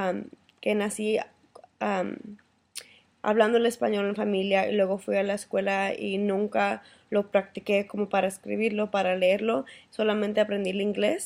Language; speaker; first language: Spanish; early bilingual, heritage; Spanish